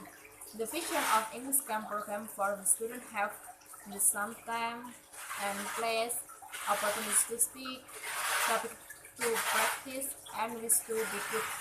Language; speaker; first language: English; non-native, learner; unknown